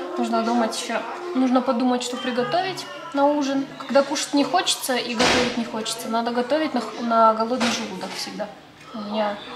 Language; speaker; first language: Russian; native; Russian